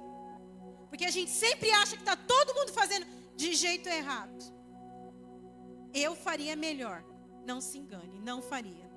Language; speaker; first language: Portuguese; native; Portuguese